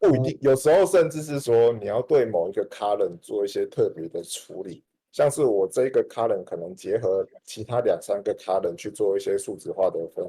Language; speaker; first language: Chinese; native; Chinese